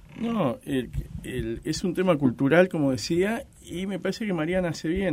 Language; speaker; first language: Spanish; native; Spanish